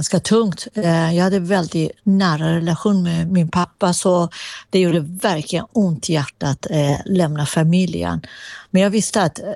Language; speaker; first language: Swedish; non-native, fluent; Persian